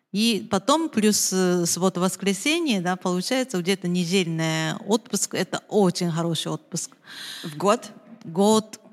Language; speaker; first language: Russian; non-native, fluent; Japanese